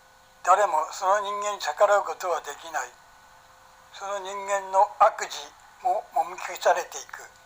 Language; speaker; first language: Japanese; native; Japanese